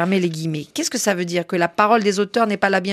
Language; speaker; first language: French; native; French